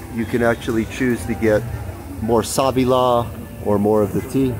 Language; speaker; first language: English; native; English